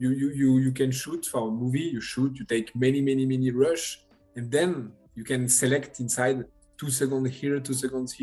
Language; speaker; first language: English; non-native, learner; French